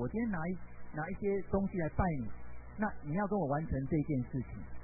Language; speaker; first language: Chinese; native; Chinese